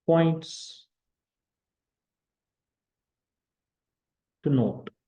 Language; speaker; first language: English; non-native, local second language; Kashmiri